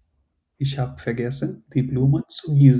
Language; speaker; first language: German; non-native, fluent; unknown